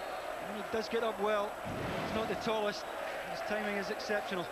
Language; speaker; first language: English; native; English